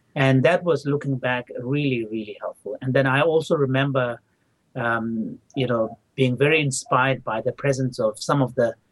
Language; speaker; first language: English; non-native, local second language; Tibetan